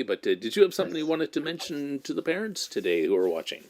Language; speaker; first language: English; native; English